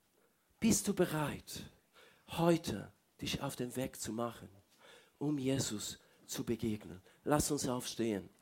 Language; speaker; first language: German; non-native, fluent; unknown